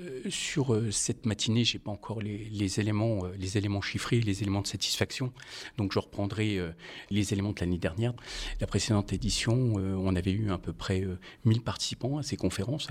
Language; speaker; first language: French; native; French